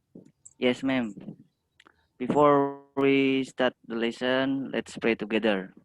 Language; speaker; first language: English; non-native, learner; Indonesian